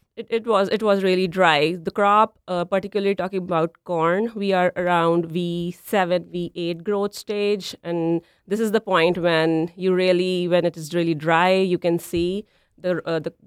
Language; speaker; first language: English; non-native, local second language; Punjabi